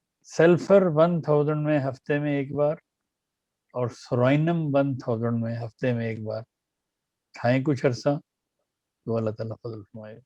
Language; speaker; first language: Urdu; native; Urdu